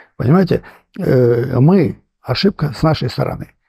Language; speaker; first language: Russian; non-native, local second language; Armenian